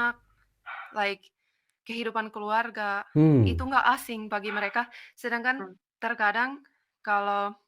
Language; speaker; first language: Indonesian; non-native, fluent; Finnish